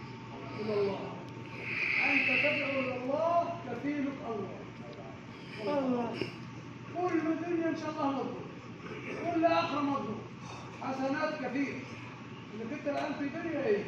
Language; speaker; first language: Arabic; non-native, learner; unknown